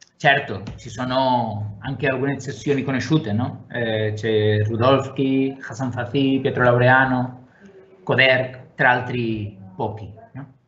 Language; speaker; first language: Italian; non-native, fluent; Catalan